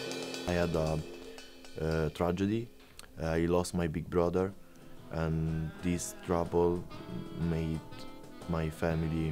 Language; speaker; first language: English; non-native, learner; Italian